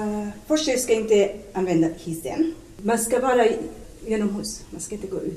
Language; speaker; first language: Swedish; non-native, learner; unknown